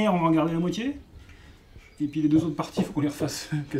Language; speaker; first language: French; native; French